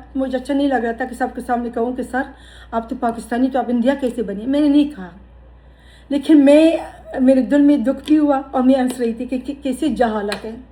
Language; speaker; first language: Urdu; non-native, fluent; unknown